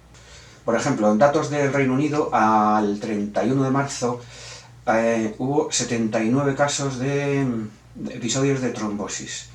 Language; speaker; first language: Spanish; native; Spanish